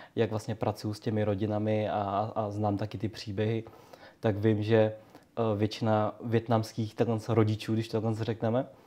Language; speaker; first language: Czech; early bilingual, other home language; Vietnamese